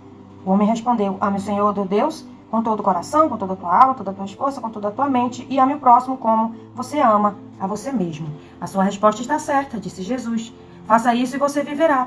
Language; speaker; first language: Portuguese; native; Portuguese